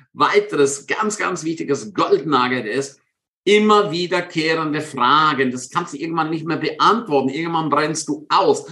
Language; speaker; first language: German; native; German